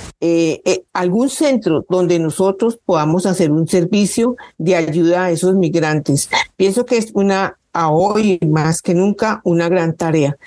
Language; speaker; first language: Spanish; native; Spanish